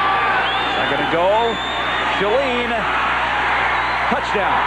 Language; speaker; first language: English; native; English